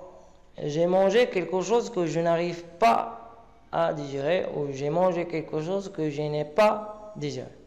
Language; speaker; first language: French; non-native, local second language; Arabic